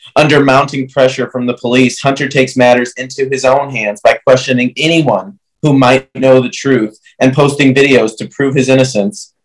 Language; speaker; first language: English; native; English